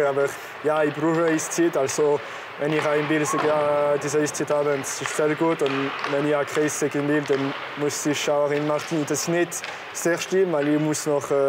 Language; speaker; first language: German; non-native, local second language; French